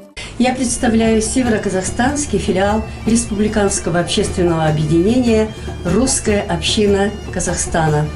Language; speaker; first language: Russian; native; Russian